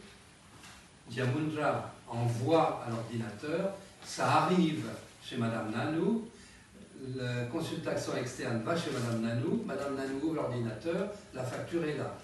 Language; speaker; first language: French; native; French